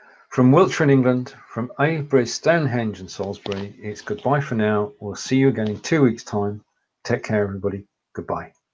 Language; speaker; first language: English; native; English